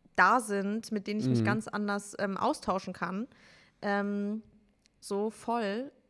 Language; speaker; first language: German; early bilingual, other home language; Turkish